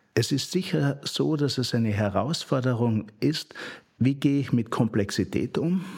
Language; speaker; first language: German; native; German